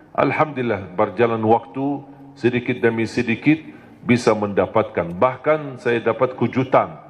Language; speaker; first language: Malay; non-native, fluent; Arabic